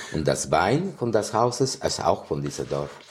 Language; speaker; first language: German; non-native, fluent; Spanish